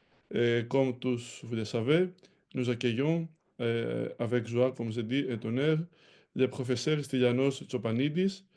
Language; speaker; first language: French; non-native, fluent; Greek